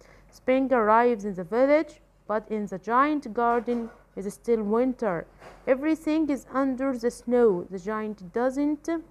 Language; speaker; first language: English; non-native, fluent; Arabic